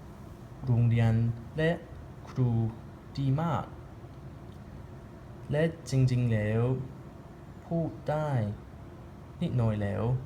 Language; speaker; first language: Thai; non-native, learner; English